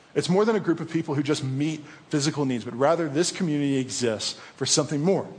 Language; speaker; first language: English; native; English